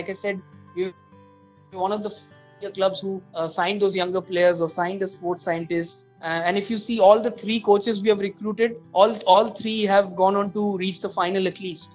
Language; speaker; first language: English; non-native, local second language; Bangla